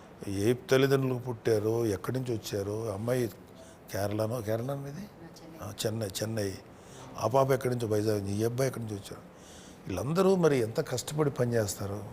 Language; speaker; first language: Telugu; native; Telugu